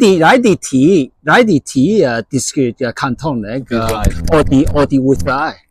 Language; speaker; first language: Welsh; non-native, learner; Cantonese